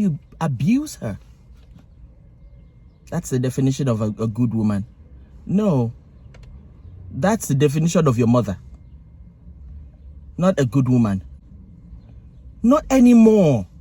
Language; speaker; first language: English; non-native, local second language; Yoruba